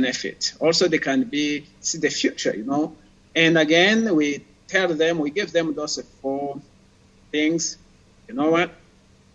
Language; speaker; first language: English; non-native, local second language; Kinyarwanda